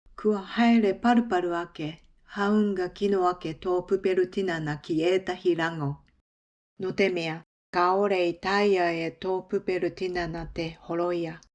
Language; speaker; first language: Māori; non-native, learner; Japanese